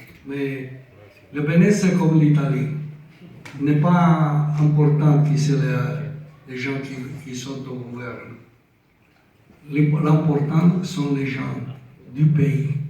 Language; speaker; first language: French; non-native, local second language; Italian